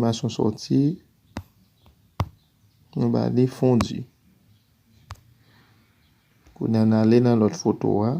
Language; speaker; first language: French; non-native, learner; Haitian Creole